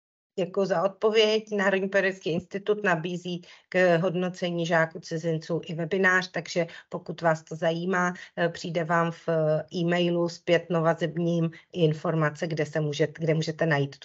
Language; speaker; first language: Czech; native; Czech